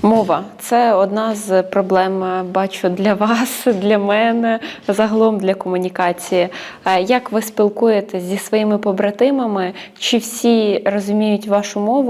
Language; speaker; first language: Ukrainian; native; Ukrainian